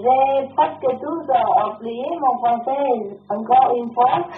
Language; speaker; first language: French; non-native, learner; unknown